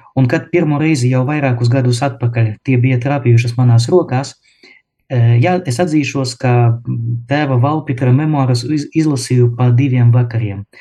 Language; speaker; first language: Latvian; non-native, local second language; Russian